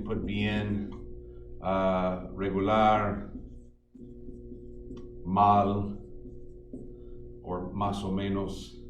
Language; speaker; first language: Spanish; non-native, fluent; English